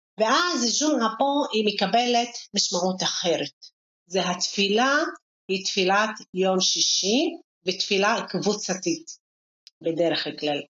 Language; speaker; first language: Hebrew; non-native, local second language; Arabic